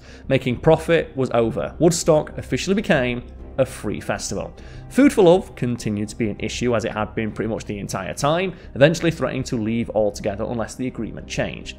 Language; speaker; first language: English; native; English